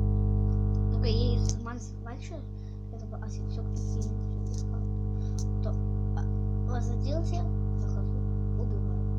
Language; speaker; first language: Russian; non-native, learner; Lithuanian